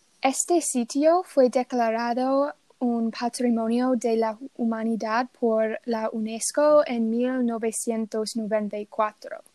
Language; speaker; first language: Spanish; non-native, learner; English